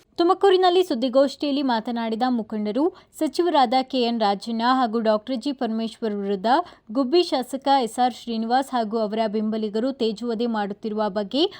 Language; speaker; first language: Kannada; native; Kannada